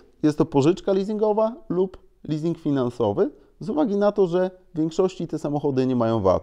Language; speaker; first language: Polish; native; Polish